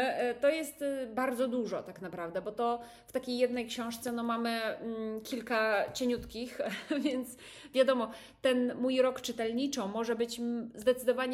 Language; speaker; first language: Polish; native; Polish